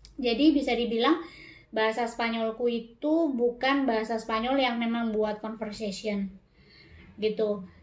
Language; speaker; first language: Indonesian; native; Indonesian